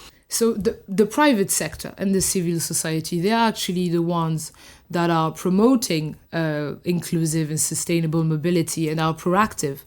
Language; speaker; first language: English; non-native, fluent; French